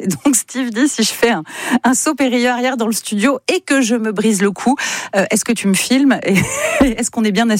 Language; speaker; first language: French; native; French